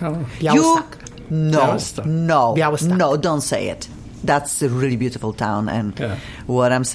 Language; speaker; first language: English; non-native, fluent; Polish